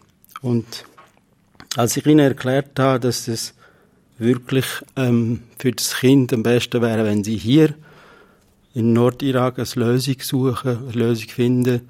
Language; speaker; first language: German; non-native, fluent; Kurdish